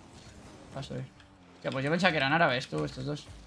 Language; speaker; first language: Spanish; native; Spanish